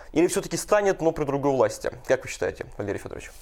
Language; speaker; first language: Russian; native; Russian